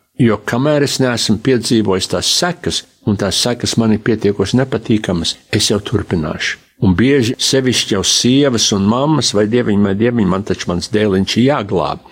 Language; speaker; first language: Latvian; early bilingual, heritage; Latvian